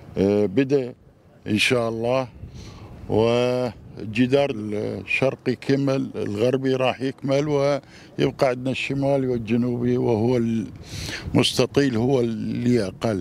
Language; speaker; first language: Arabic; native; Arabic